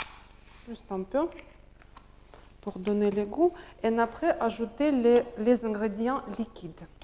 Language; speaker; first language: French; non-native, learner; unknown